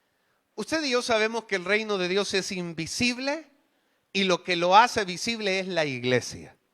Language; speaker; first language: Spanish; native; Spanish